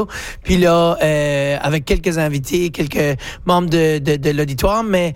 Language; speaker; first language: French; native; French